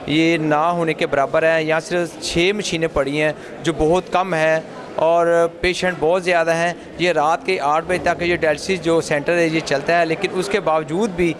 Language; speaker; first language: Urdu; non-native, local second language; Punjabi